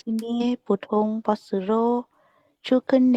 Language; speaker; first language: Korean; non-native, learner; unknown